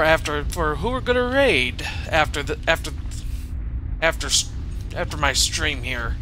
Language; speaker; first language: English; native; English